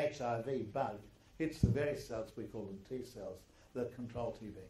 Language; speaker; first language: English; early bilingual, other home language; German